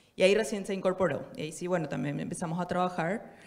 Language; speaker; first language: Spanish; native; Spanish